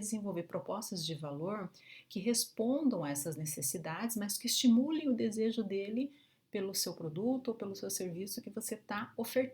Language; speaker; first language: Portuguese; native; Portuguese